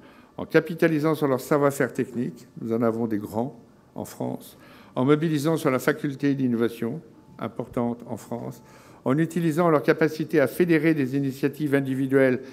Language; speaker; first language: French; native; French